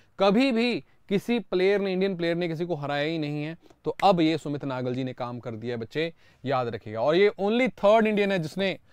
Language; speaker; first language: Hindi; non-native, local second language; Punjabi